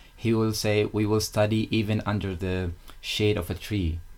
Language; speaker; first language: English; non-native, fluent; Arabic